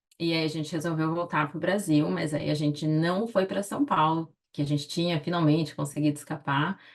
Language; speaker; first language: Portuguese; native; Portuguese